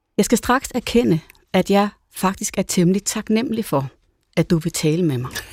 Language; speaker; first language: Danish; native; Danish